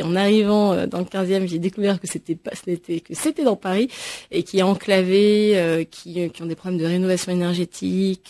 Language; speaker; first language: French; native; French